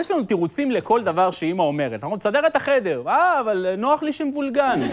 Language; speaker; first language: Hebrew; native; Hebrew